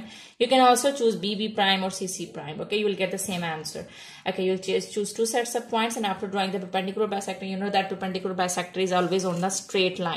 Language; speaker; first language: English; non-native, local second language; Urdu